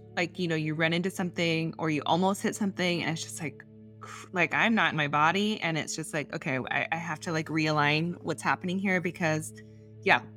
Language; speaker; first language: English; native; English